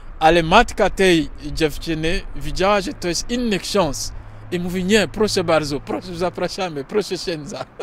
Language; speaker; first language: Polish; non-native, learner; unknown